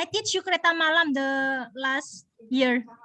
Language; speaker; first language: English; non-native, learner; Indonesian